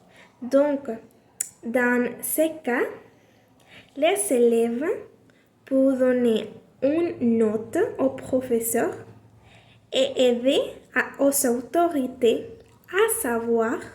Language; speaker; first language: French; non-native, learner; Spanish